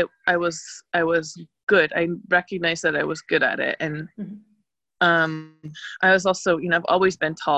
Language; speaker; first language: English; native; English